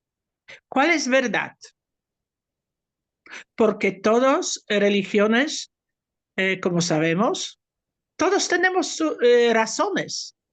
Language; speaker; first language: Spanish; non-native, fluent; Polish